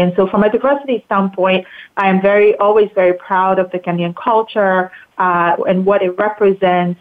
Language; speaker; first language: English; non-native, local second language; Akan